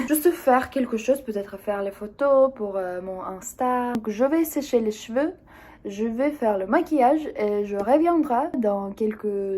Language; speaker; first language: French; non-native, fluent; Russian